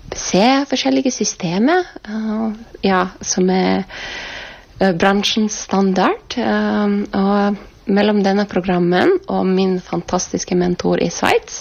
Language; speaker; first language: Norwegian; non-native, fluent; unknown